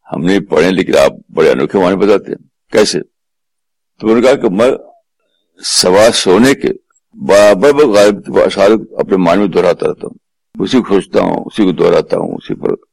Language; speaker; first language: Urdu; native; Urdu